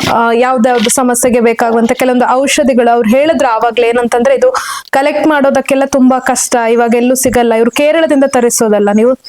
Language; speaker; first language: Kannada; native; Kannada